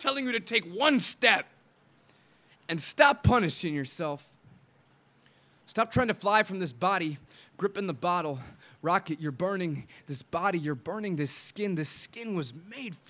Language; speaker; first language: English; native; English